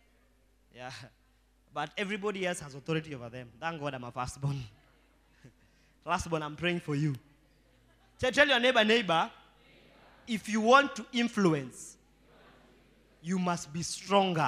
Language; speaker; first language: English; non-native, local second language; Swahili